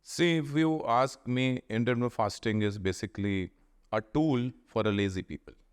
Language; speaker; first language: English; non-native, local second language; Punjabi